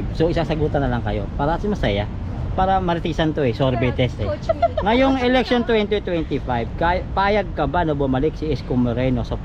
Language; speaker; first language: Filipino; native; Filipino